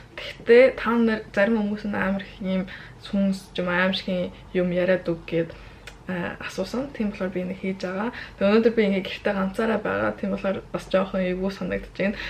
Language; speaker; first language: Mongolian; early bilingual, heritage; Mongolian